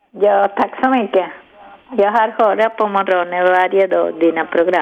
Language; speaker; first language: Swedish; non-native, learner; Spanish